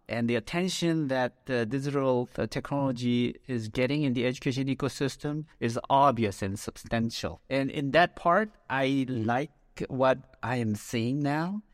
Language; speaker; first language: English; non-native, fluent; Korean